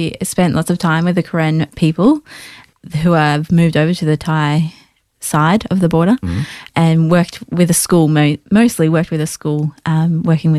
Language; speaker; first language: English; native; English